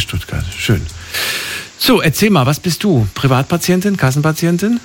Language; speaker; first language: German; native; German